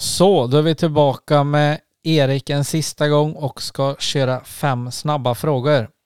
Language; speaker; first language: Swedish; native; Swedish